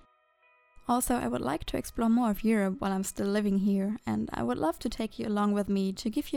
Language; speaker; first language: English; non-native, fluent; German